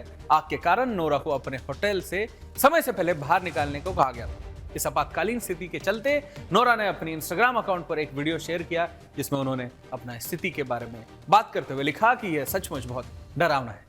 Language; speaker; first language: Hindi; native; Hindi